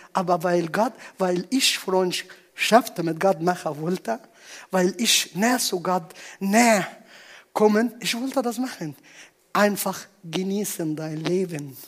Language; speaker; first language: German; non-native, learner; Arabic